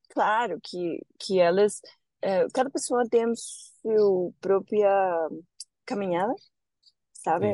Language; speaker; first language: Portuguese; non-native, learner; Spanish